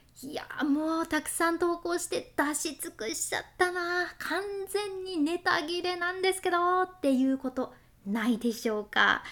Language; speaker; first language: Japanese; native; Japanese